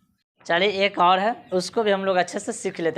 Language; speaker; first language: Hindi; native; Hindi